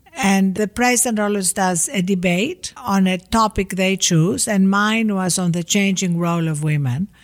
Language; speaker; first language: English; non-native, fluent; Greek